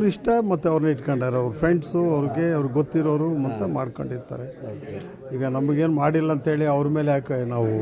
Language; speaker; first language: Kannada; native; Kannada